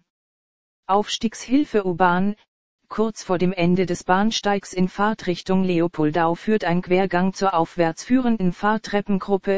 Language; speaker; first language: German; native; German